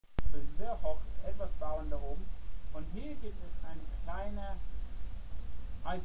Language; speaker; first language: German; non-native, learner; English